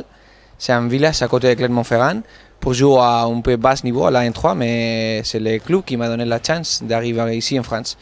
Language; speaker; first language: French; non-native, learner; Spanish